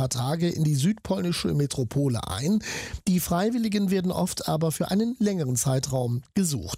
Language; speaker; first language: German; native; German